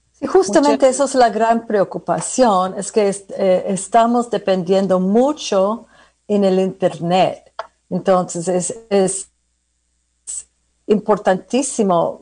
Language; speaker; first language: Spanish; early bilingual, heritage; Spanish